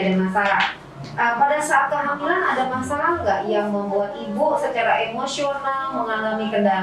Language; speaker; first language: Indonesian; native; Indonesian